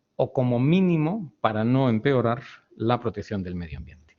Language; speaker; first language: Spanish; native; Spanish